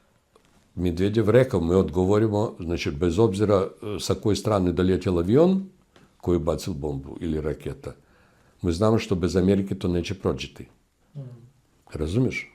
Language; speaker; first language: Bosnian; non-native, fluent; Russian